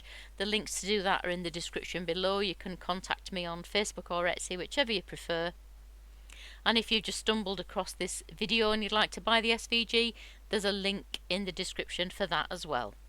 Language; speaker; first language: English; native; English